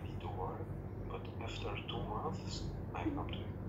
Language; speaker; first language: English; non-native, learner; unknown